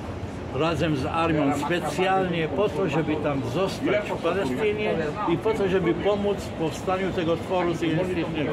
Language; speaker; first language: Polish; non-native, fluent; Arabic